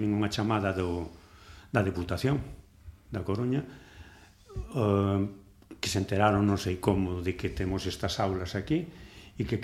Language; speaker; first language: Galician; native; Galician